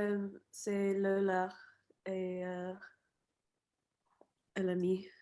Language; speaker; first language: French; non-native, fluent; English